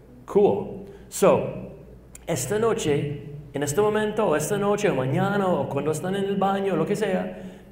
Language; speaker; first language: Spanish; non-native, fluent; English